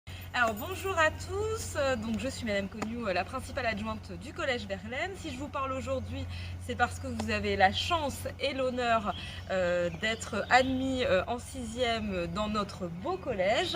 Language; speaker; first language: French; native; French